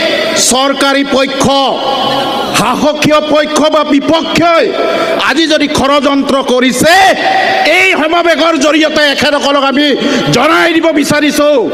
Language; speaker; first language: Assamese; non-native, local second language; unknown